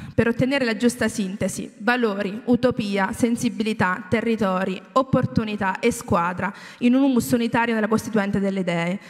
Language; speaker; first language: Italian; native; Italian